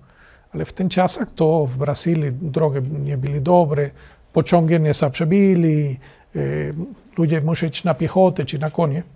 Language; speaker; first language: Polish; non-native, learner; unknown